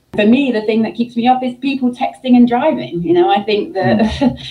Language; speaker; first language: English; native; English